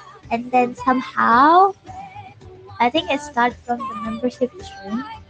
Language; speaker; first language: English; non-native, fluent; Indonesian